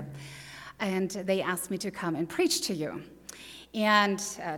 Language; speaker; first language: English; non-native, fluent; German